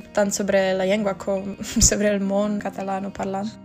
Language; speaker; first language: Catalan; non-native, fluent; Czech